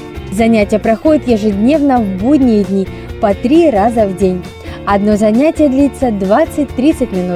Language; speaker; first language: Russian; native; Russian